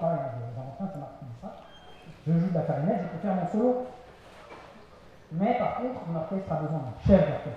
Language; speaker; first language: French; native; French